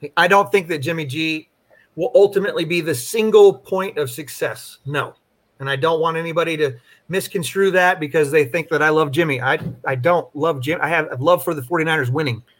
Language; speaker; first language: English; native; English